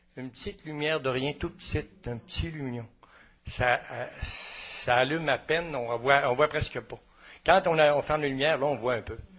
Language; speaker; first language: French; native; French